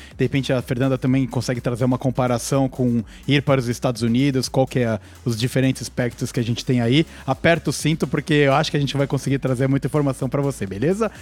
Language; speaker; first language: Portuguese; native; Portuguese